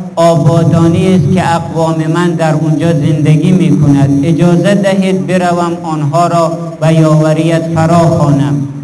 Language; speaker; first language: Persian; native; Persian